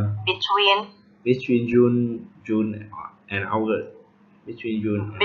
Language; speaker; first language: English; non-native, learner; Vietnamese